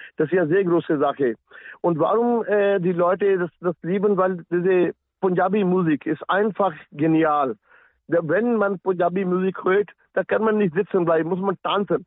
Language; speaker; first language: German; non-native, fluent; Punjabi